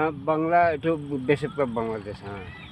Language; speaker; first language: Hindi; non-native, local second language; Khasi